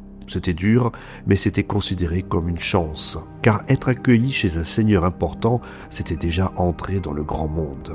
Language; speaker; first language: French; native; French